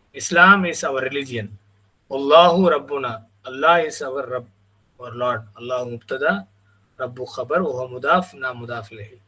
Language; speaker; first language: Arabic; non-native, fluent; Tamil